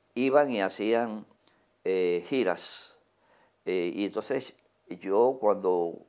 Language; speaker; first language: Spanish; native; Spanish